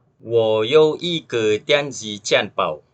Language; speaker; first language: Chinese; non-native, learner; Malay